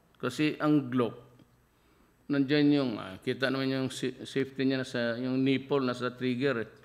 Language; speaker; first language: Filipino; non-native, local second language; Cebuano